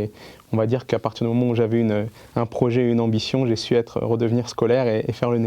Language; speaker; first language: French; native; French